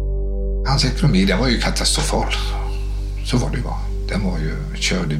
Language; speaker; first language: Swedish; native; Swedish